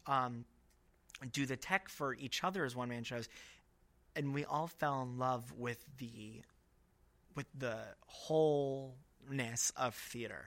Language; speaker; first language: English; native; English